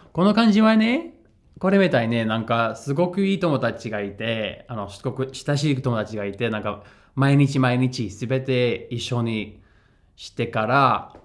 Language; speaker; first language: Japanese; non-native, learner; English